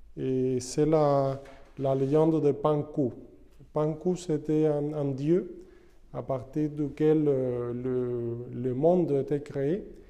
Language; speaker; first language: French; non-native, fluent; Spanish